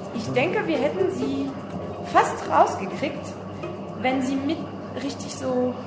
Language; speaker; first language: German; non-native, fluent; French